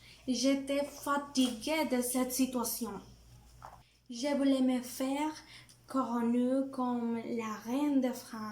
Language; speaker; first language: French; non-native, learner; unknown